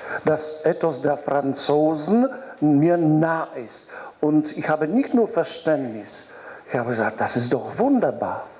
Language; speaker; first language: German; non-native, fluent; Polish